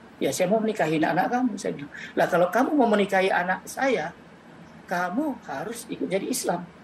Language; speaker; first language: Indonesian; native; Indonesian